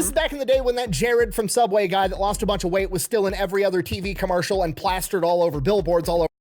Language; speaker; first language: English; native; English